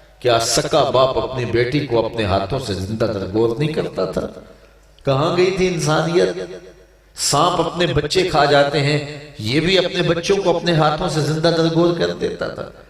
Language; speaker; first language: Urdu; non-native, local second language; Punjabi